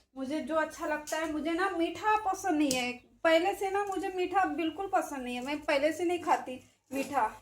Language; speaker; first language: Hindi; non-native, local second language; Marathi